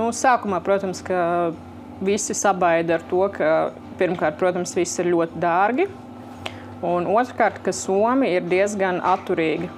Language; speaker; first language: Latvian; native; Latvian